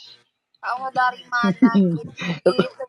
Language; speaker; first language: Indonesian; non-native, learner; Filipino